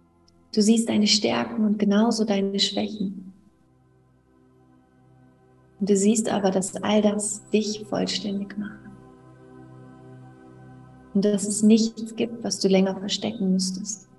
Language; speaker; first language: German; native; German